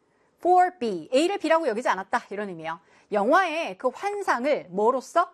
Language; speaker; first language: Korean; native; Korean